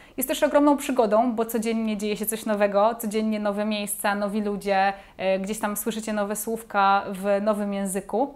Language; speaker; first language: Polish; native; Polish